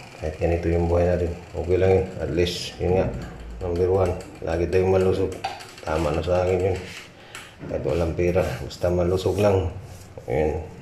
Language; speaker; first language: Filipino; non-native, local second language; Cebuano